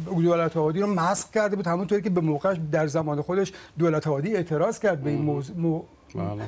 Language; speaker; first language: Persian; native; Persian